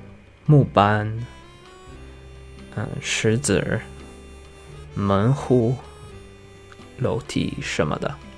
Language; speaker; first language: Chinese; non-native, learner; English